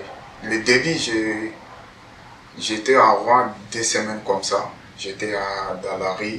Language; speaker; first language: French; non-native, learner; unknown